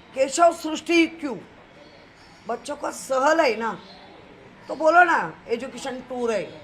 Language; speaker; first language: Hindi; non-native, local second language; Marathi